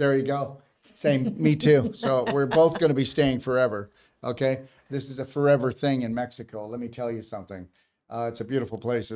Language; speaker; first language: English; native; English